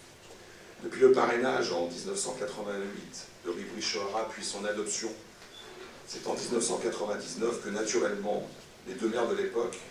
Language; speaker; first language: French; native; French